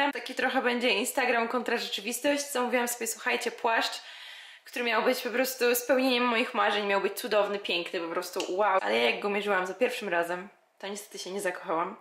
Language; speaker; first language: Polish; native; Polish